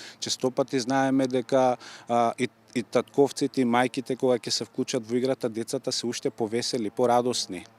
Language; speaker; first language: Macedonian; non-native, local second language; Turkish